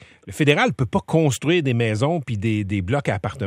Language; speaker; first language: French; native; French